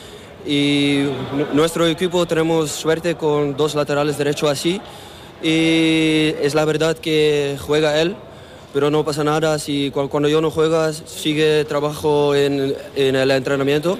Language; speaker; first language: Spanish; non-native, learner; Papiamento